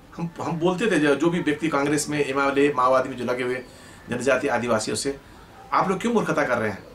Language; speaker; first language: Hindi; non-native, fluent; Eastern Tamang